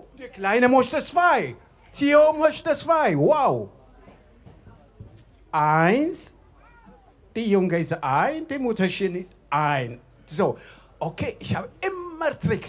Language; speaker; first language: German; non-native, fluent; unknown